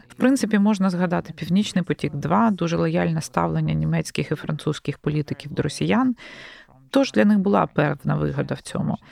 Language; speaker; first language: Ukrainian; native; Ukrainian